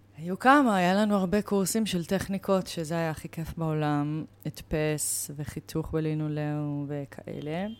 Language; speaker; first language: Hebrew; native; Hebrew